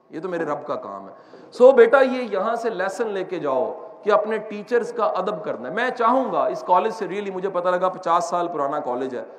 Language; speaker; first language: Urdu; non-native, local second language; Punjabi